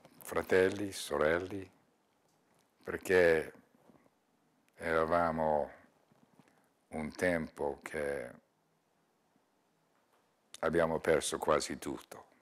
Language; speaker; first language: Italian; non-native, learner; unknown